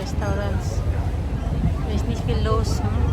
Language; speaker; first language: German; non-native, fluent; Filipino